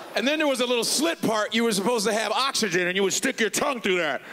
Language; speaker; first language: English; native; English